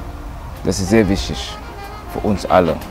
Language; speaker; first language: German; non-native, local second language; Wolof